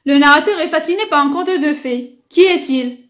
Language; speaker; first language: French; non-native, local second language; Arabic